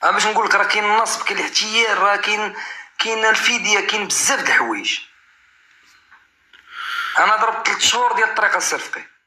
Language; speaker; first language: Arabic; native; Arabic